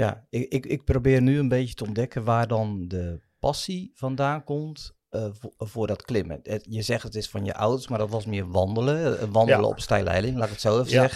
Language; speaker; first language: Dutch; native; Dutch